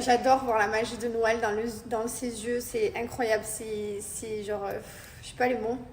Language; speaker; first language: French; native; French